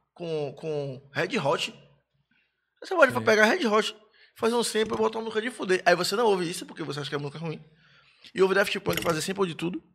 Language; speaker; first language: Portuguese; native; Portuguese